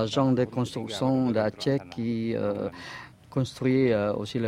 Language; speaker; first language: French; non-native, fluent; Indonesian